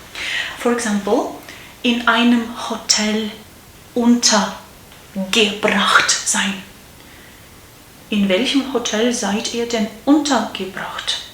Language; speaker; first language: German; non-native, fluent; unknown